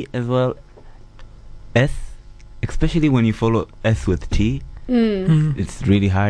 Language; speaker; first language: English; non-native, local second language; Swahili